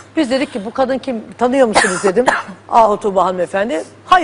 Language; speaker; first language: Turkish; native; Turkish